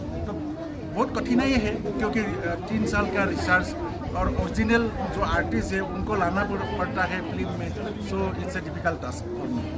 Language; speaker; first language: Hindi; non-native, local second language; Assamese